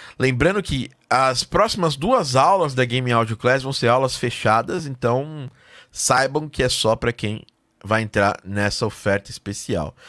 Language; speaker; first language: Portuguese; native; Portuguese